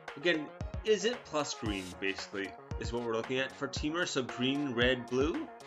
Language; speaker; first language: English; native; English